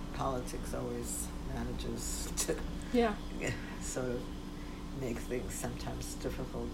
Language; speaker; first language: English; early bilingual, other home language; Polish